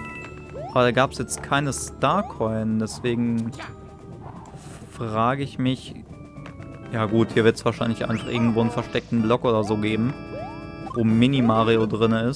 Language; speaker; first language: German; native; German